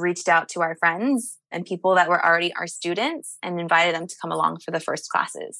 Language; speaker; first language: English; native; English